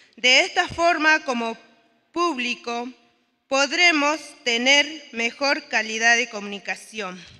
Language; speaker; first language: Spanish; native; Spanish